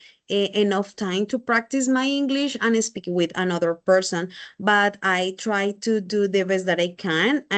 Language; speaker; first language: English; non-native, learner; Spanish